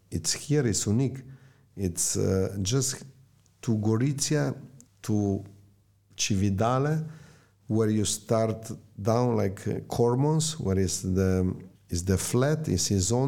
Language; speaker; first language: English; non-native, learner; Slovenian